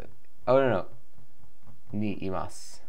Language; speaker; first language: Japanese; non-native, learner; English